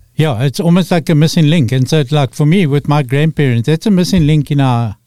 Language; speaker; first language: English; native; English